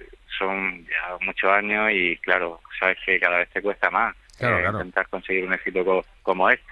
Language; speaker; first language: Spanish; native; Spanish